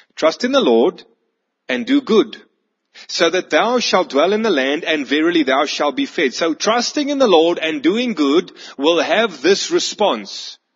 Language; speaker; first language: English; non-native, local second language; Afrikaans